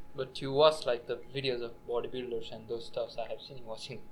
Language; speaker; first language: English; non-native, local second language; Nepali